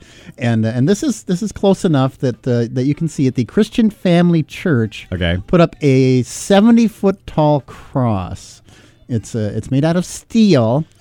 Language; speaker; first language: English; native; English